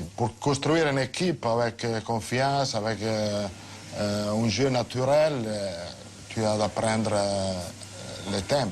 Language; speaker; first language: French; non-native, fluent; Italian